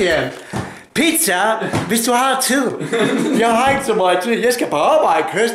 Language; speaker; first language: Danish; non-native, fluent; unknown